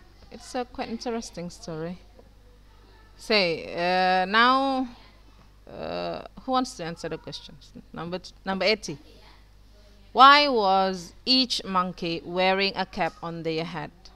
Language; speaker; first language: English; non-native, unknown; Indonesian